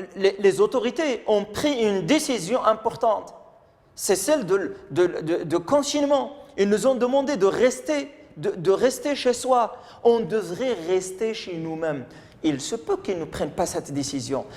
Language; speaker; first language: French; non-native, local second language; Arabic